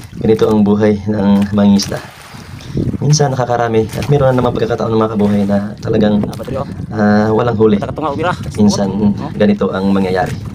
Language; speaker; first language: Filipino; non-native, local second language; Cebuano